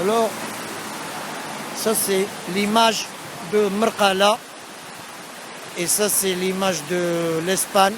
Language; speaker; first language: French; non-native, local second language; Arabic